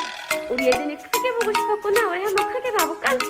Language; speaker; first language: Korean; native; Korean